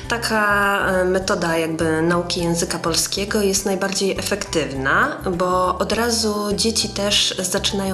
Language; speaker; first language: Polish; non-native, fluent; Ukrainian